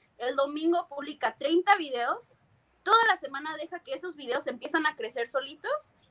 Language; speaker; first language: Spanish; native; Spanish